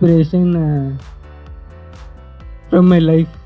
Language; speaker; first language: Telugu; non-native, learner; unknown